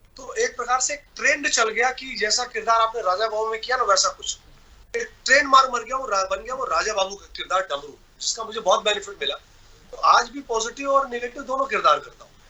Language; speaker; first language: Hindi; non-native, local second language; Bhojpuri